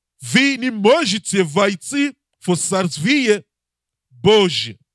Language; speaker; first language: Russian; non-native, learner; English